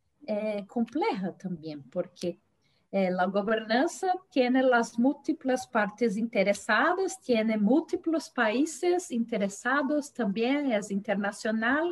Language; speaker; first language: Spanish; non-native, fluent; Portuguese